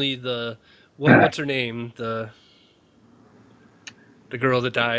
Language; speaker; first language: English; native; English